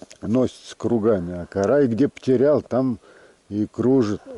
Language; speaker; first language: Russian; native; Russian